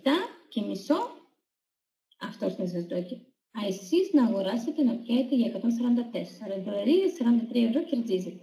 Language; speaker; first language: Greek; non-native, fluent; Russian